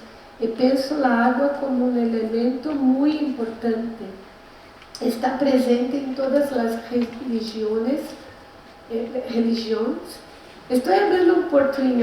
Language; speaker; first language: Spanish; non-native, learner; Portuguese